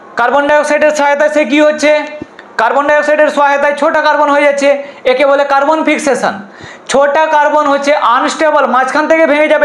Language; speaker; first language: Bangla; non-native, local second language; Hindi